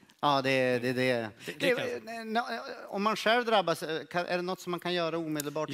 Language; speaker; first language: Swedish; native; Swedish